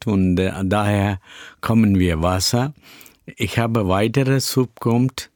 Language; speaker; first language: German; non-native, learner; Tamil